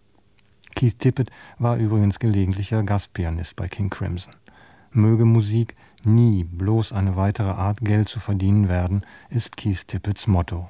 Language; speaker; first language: German; native; German